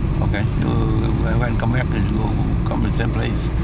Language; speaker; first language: English; non-native, learner; Vietnamese